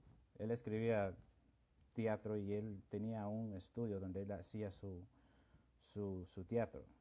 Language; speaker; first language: Spanish; non-native, local second language; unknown